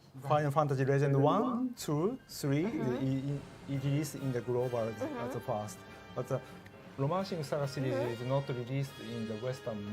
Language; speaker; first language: English; non-native, learner; Japanese